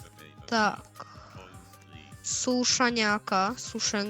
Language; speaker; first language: Czech; early bilingual, other home language; Russian